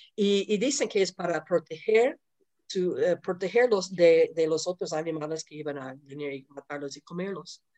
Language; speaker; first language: Spanish; non-native, fluent; English